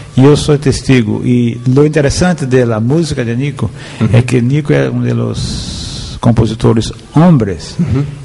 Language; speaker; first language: Spanish; non-native, learner; Portuguese